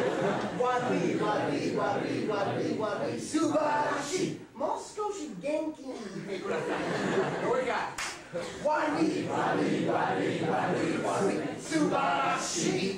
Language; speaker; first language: Japanese; non-native, learner; English